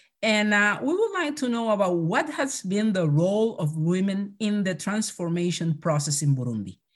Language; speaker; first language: English; non-native, local second language; Spanish